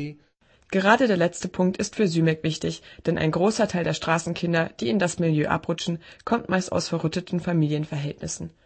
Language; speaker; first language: German; native; German